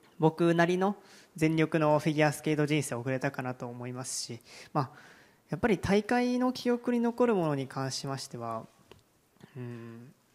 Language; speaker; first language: Japanese; native; Japanese